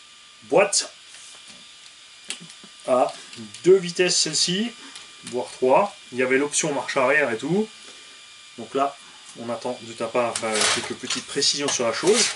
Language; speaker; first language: French; native; French